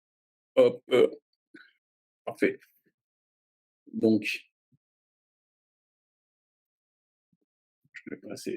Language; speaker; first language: French; native; French